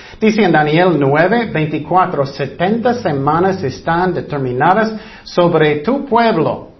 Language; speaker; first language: Spanish; non-native, fluent; English